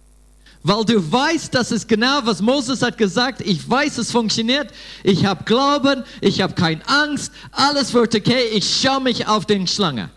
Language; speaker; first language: German; non-native, fluent; English